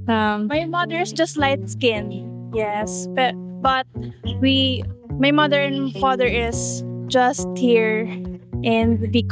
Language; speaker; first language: English; non-native, local second language; Bikol